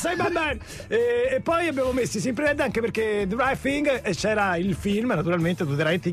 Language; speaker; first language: Italian; native; Italian